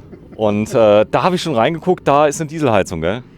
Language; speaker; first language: German; native; German